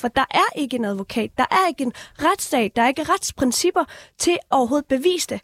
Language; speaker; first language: Danish; early bilingual, other home language; Persian